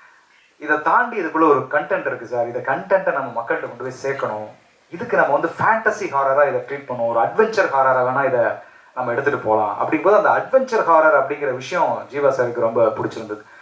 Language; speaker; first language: Tamil; native; Tamil